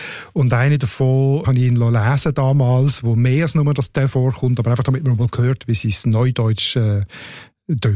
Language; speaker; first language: German; native; German